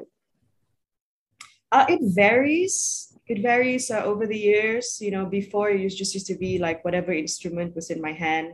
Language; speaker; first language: English; non-native, local second language; Malay